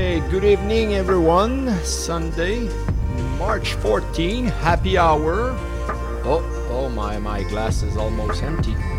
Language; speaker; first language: English; non-native, fluent; French